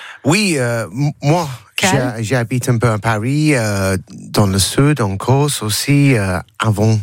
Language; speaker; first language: French; non-native, learner; English